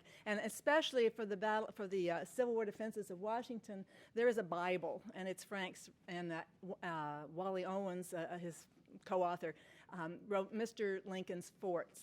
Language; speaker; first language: English; native; English